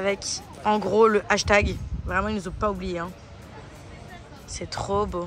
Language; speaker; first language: French; native; French